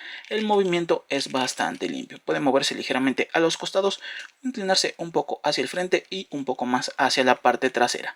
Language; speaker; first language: Spanish; native; Spanish